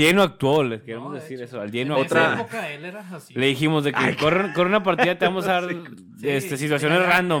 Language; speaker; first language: Spanish; native; Spanish